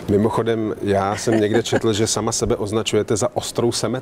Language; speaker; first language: Czech; native; Czech